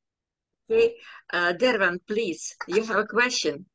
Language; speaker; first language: English; non-native, learner; Ukrainian